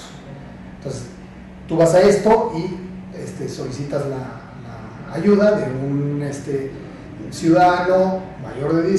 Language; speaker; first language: Spanish; native; Spanish